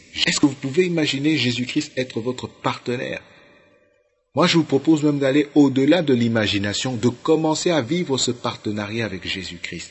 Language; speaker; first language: French; non-native, local second language; Lingala